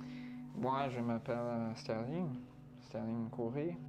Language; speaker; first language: French; non-native, fluent; English